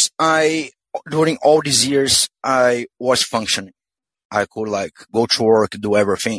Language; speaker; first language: English; non-native, fluent; Portuguese